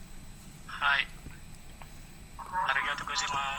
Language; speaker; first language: Japanese; non-native, learner; Indonesian